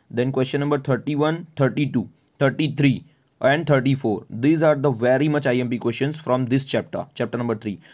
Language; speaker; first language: Hindi; non-native, local second language; Gujarati